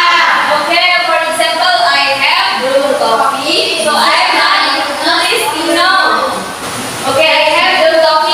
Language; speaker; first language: English; non-native, learner; Indonesian